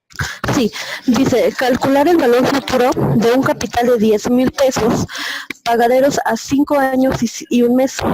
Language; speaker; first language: Spanish; native; Spanish